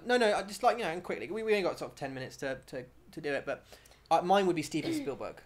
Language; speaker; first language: English; native; English